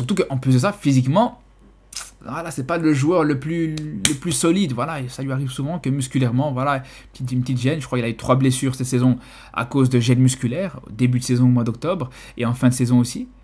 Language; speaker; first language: French; native; French